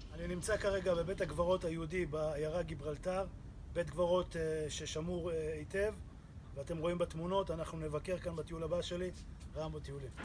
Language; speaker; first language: Hebrew; native; Hebrew